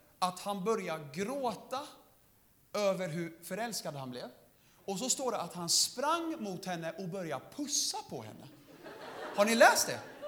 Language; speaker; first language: Swedish; native; Swedish